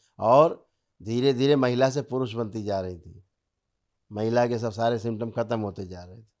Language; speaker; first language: Hindi; native; Hindi